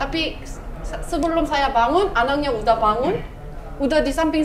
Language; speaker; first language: Indonesian; non-native, learner; Korean